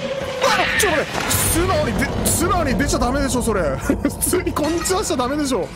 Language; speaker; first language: Japanese; native; Japanese